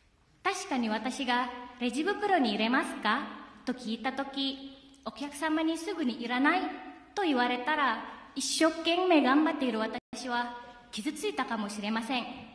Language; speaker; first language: Japanese; non-native, fluent; Indonesian